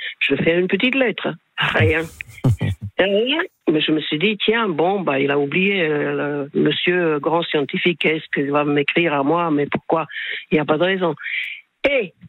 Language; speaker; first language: French; non-native, fluent; Slovak